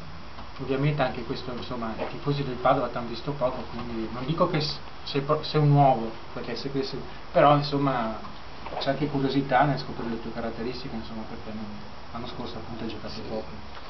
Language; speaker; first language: Italian; native; Italian